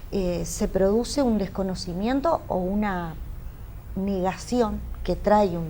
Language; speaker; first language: Spanish; native; Spanish